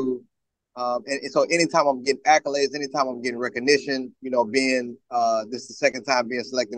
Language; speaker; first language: English; native; English